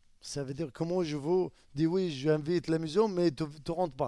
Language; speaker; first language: French; non-native, learner; Arabic